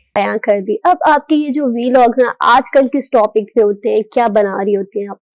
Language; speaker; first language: Urdu; native; Urdu